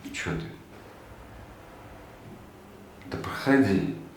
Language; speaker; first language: Russian; native; Russian